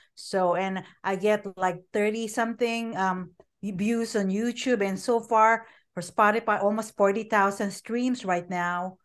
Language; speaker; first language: English; non-native, local second language; Filipino